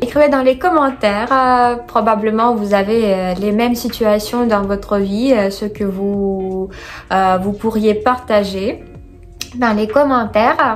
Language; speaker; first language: French; non-native, fluent; Russian